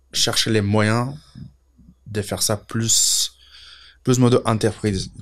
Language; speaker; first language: French; non-native, fluent; Portuguese